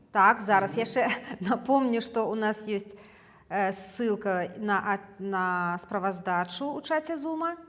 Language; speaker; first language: Belarusian; non-native, local second language; Russian